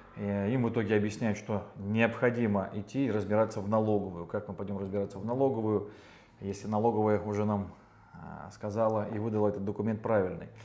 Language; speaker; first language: Russian; native; Russian